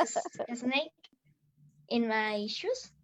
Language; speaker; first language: English; non-native, learner; Spanish